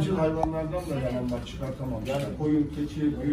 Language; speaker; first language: Turkish; native; Turkish